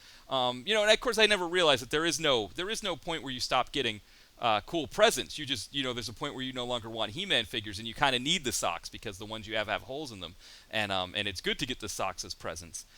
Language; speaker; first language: English; native; English